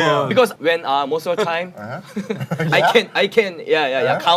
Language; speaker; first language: English; non-native, learner; Korean